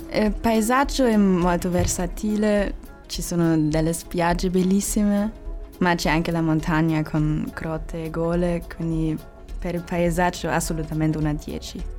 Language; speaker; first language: Italian; non-native, fluent; German